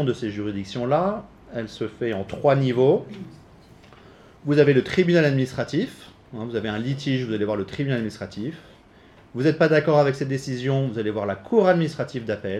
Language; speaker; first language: French; native; French